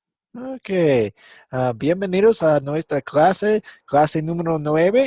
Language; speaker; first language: Spanish; non-native, fluent; English